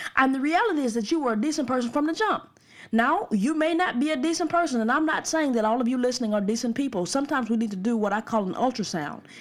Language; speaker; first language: English; native; English